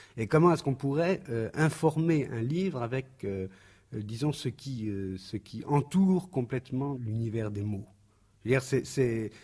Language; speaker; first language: French; native; French